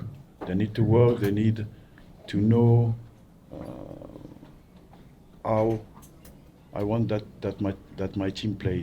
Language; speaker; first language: English; non-native, learner; French